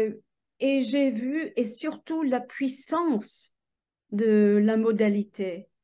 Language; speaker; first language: French; non-native, fluent; English